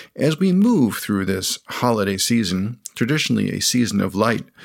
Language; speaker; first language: English; native; English